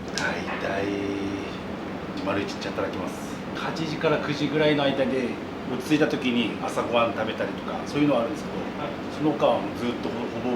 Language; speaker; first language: Japanese; native; Japanese